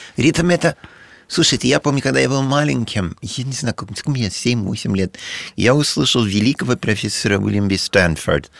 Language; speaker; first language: Russian; non-native, fluent; English